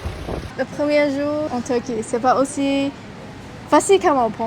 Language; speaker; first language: French; non-native, learner; Chinese